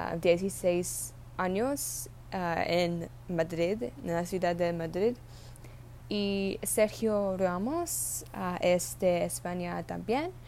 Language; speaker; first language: Spanish; non-native, learner; English